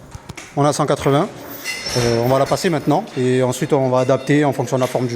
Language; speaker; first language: French; native; French